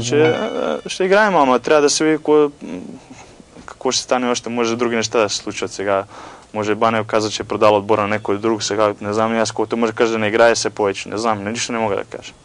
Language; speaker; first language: Bulgarian; non-native, fluent; Croatian